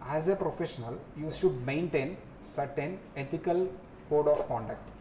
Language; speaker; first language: English; non-native, local second language; Telugu